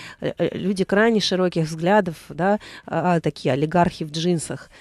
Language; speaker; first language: Russian; native; Russian